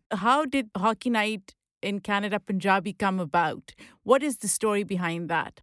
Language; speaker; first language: English; non-native, local second language; Pashto